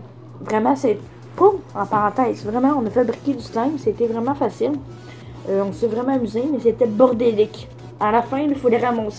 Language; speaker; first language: French; native; French